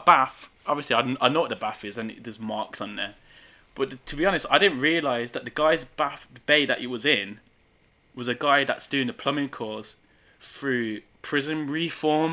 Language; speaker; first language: English; native; English